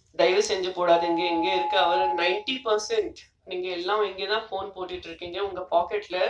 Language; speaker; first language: Tamil; non-native, fluent; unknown